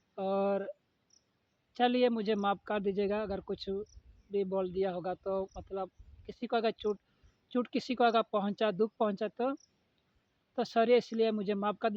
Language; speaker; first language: Hindi; non-native, local second language; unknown